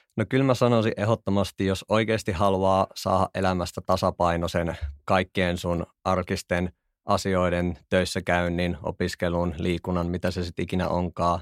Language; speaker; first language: Finnish; native; Finnish